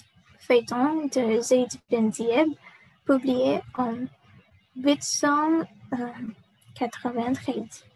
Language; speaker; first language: French; non-native, learner; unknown